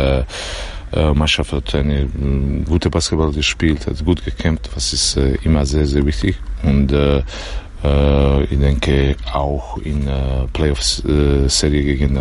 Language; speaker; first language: German; non-native, learner; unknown